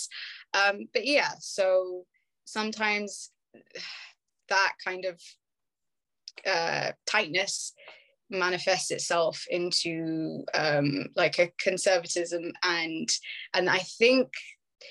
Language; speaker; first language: English; native; English